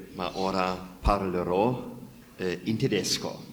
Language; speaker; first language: Italian; non-native, fluent; German